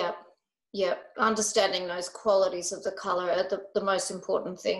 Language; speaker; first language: English; native; English